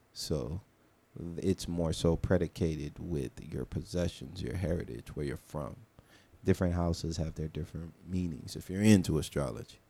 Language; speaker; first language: English; early bilingual, other home language; Haitian Creole